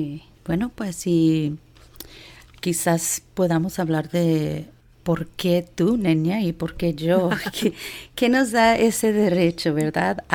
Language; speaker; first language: Spanish; early bilingual, heritage; Spanish